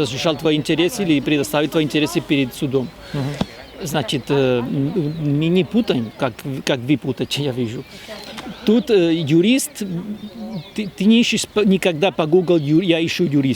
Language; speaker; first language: Russian; non-native, fluent; Spanish